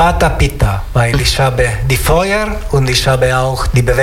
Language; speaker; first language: German; non-native, learner; Italian